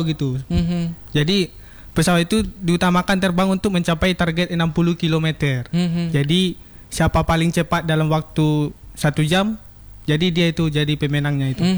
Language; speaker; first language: Indonesian; native; Indonesian